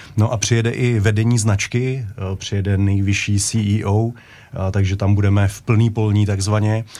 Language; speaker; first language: Czech; native; Czech